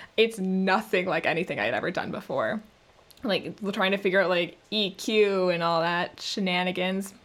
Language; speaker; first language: English; native; English